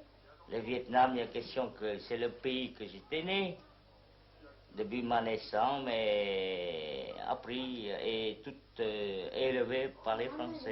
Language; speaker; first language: French; non-native, local second language; Vietnamese